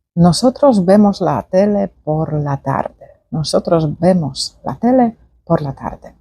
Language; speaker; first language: Spanish; non-native, fluent; Polish